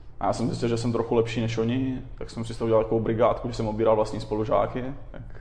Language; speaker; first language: Czech; native; Czech